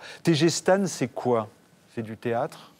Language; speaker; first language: French; native; French